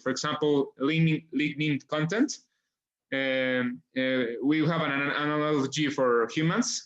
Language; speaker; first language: English; non-native, fluent; Spanish